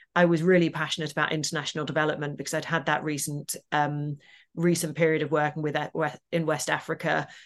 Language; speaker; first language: English; native; English